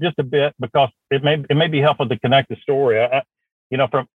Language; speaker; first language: English; native; English